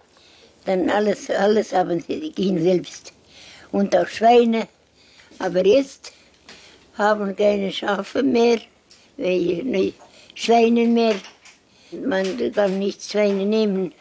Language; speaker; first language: German; non-native, learner; Estonian